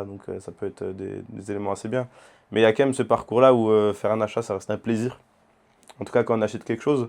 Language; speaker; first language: French; native; French